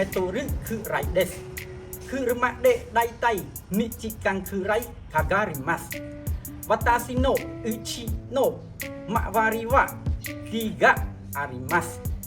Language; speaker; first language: Japanese; non-native, learner; Khmer